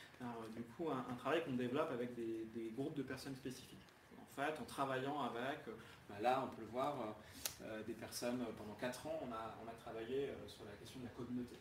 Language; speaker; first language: French; native; French